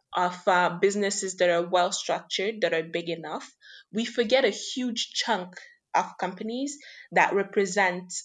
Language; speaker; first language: English; non-native, fluent; French